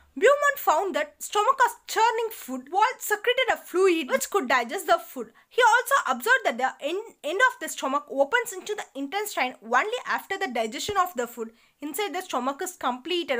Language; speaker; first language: English; non-native, local second language; Tamil